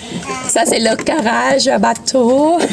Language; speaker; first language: French; non-native, fluent; Thai